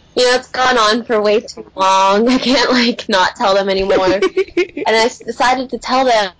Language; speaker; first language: English; native; English